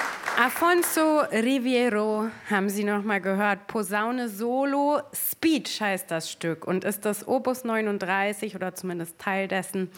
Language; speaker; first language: German; native; German